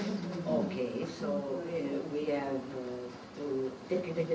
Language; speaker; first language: English; non-native, learner; Portuguese